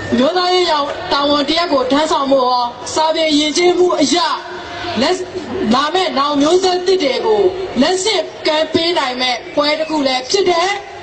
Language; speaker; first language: Burmese; non-native, local second language; S'gaw Karen